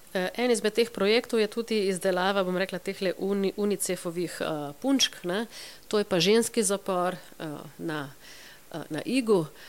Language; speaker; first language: Slovenian; native; Slovenian